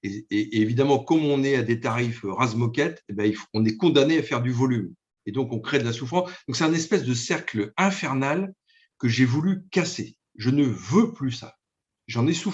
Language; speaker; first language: French; native; French